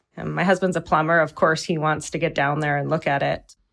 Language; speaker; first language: English; native; English